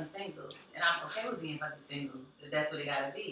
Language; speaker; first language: English; native; English